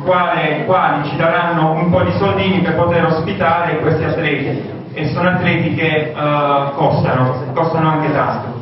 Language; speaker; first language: Italian; native; Italian